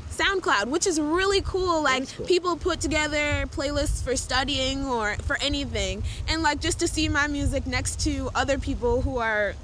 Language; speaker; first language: English; native; English